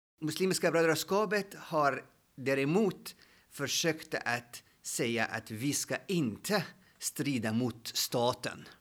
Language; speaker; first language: Swedish; non-native, fluent; Arabic